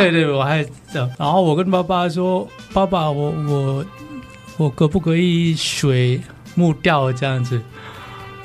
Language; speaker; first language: Chinese; non-native, learner; Balinese